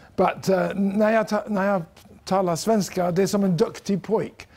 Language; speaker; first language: Swedish; non-native, learner; English